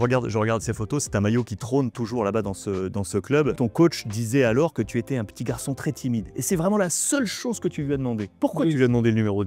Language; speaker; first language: French; native; French